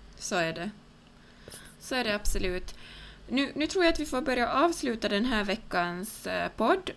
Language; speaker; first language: Swedish; native; Swedish